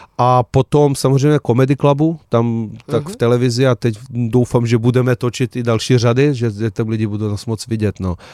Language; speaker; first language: Czech; early bilingual, other home language; Serbian